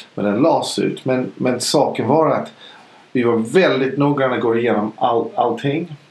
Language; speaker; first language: Swedish; non-native, fluent; English